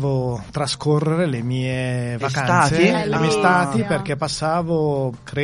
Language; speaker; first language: Italian; native; Italian